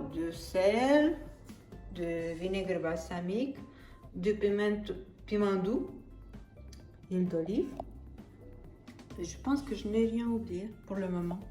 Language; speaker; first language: French; non-native, fluent; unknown